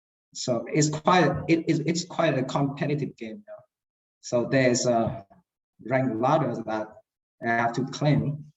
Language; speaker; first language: English; non-native, fluent; Vietnamese